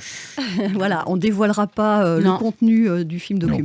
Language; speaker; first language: French; native; French